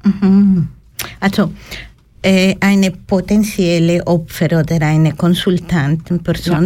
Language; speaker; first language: German; non-native, learner; Spanish